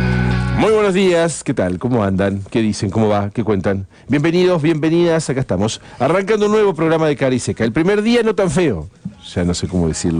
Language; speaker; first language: Spanish; native; Spanish